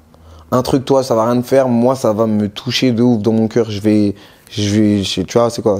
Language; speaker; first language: French; native; French